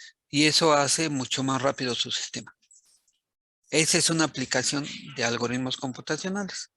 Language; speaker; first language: Spanish; native; Spanish